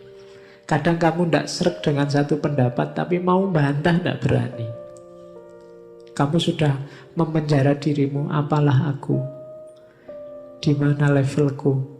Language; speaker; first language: Indonesian; native; Indonesian